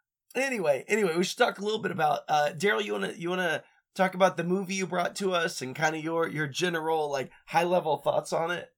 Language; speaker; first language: English; native; English